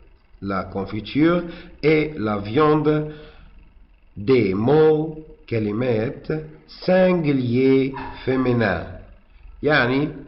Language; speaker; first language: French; non-native, fluent; Arabic